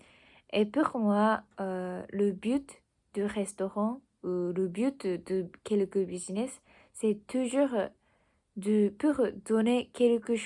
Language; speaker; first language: French; non-native, learner; Japanese